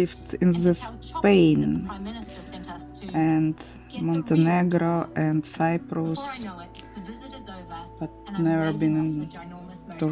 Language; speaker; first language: English; non-native, learner; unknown